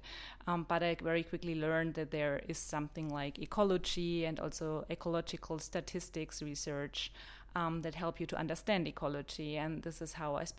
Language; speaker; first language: English; non-native, fluent; German